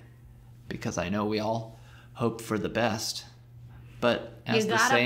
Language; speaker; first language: English; native; English